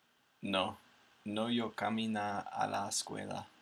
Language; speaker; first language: Spanish; non-native, learner; English